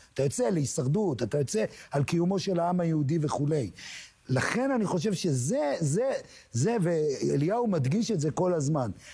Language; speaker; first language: Hebrew; native; Hebrew